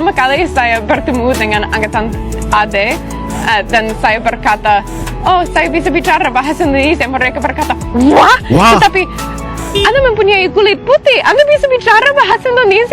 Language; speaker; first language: Indonesian; non-native, learner; English